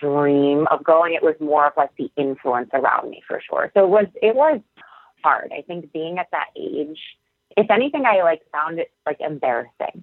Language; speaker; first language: English; native; English